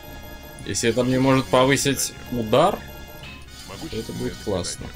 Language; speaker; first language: Russian; native; Russian